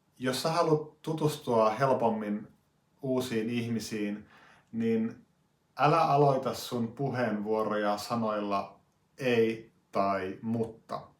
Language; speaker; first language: Finnish; native; Finnish